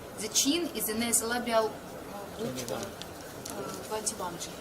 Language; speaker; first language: English; non-native, learner; Russian